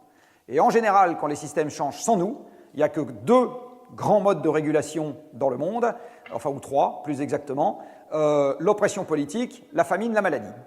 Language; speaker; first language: French; native; French